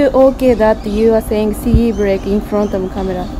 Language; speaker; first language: English; non-native, learner; Japanese